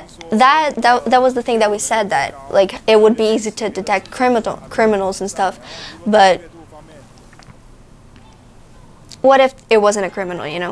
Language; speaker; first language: English; non-native, fluent; Portuguese